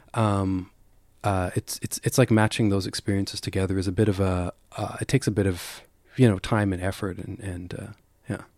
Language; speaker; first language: English; native; English